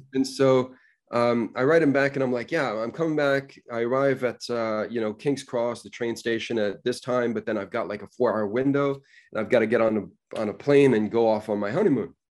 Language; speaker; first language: English; native; English